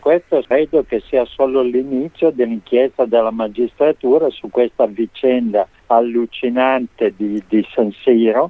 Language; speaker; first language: Italian; native; Italian